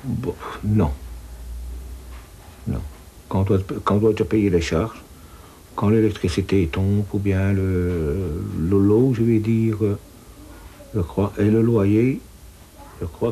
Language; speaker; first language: French; native; French